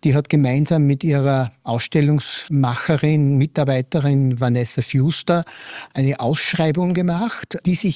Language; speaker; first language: German; native; German